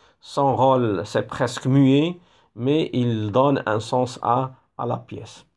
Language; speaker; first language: French; non-native, local second language; Arabic